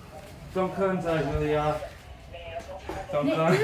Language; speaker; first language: Chinese; non-native, learner; English